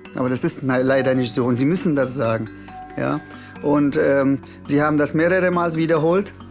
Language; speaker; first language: German; non-native, learner; Arabic